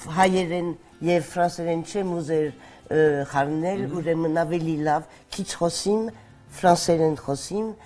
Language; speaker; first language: Armenian; early bilingual, heritage; Armenian